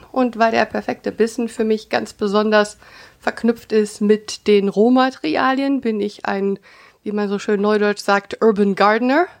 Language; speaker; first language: German; native; German